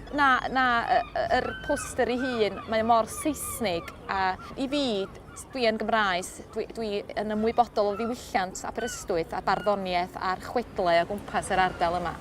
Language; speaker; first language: Welsh; native; Welsh